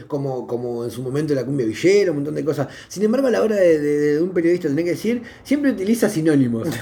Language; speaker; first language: Spanish; native; Spanish